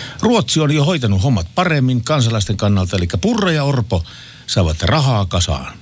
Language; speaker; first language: Finnish; native; Finnish